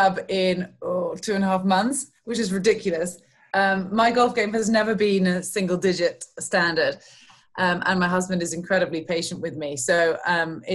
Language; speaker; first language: English; native; English